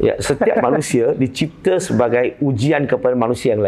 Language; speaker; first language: Malay; non-native, local second language; Chinese